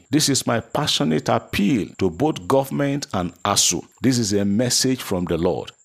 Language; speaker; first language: English; non-native, local second language; Yoruba